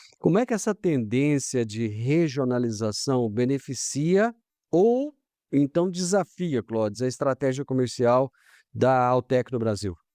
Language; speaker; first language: Portuguese; native; Portuguese